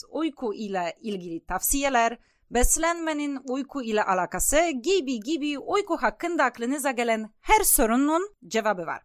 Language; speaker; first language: Turkish; non-native, fluent; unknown